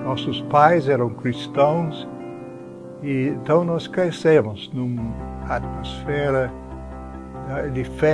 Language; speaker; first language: Portuguese; non-native, fluent; English